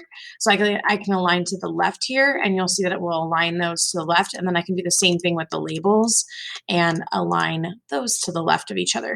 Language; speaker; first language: English; native; English